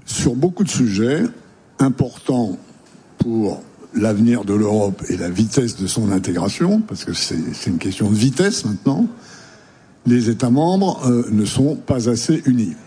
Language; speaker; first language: French; native; French